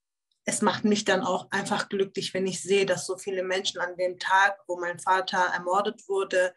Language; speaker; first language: German; early bilingual, other home language; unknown